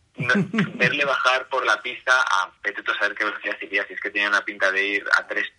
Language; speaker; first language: Spanish; native; Spanish